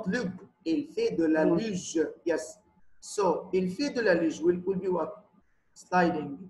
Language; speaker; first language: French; non-native, fluent; Arabic